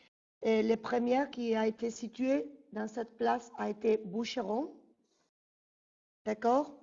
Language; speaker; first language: French; non-native, fluent; Spanish